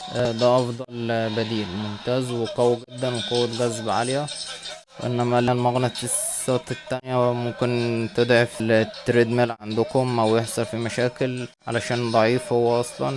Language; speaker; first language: Arabic; native; Arabic